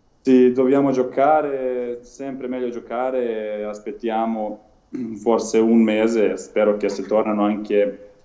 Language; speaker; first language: Italian; non-native, learner; Serbian